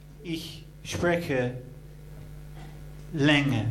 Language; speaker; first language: German; non-native, learner; English